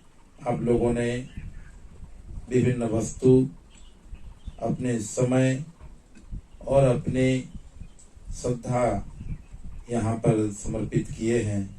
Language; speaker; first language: Hindi; non-native, local second language; Odia